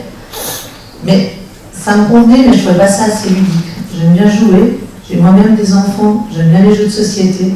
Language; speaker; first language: French; native; French